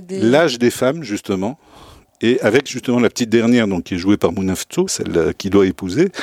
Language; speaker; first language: French; non-native, local second language; Tachelhit